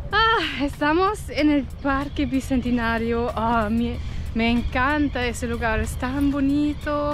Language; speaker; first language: Spanish; non-native, learner; German